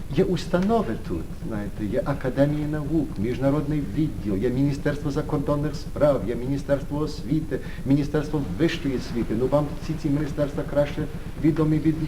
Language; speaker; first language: Ukrainian; early bilingual, heritage; Ukrainian